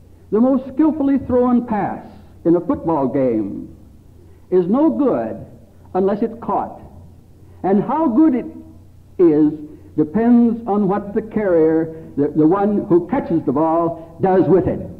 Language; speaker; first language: English; native; English